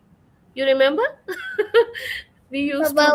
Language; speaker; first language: English; non-native, fluent; Urdu